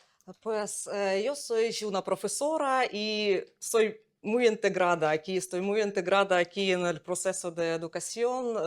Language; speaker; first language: Spanish; non-native, fluent; Ukrainian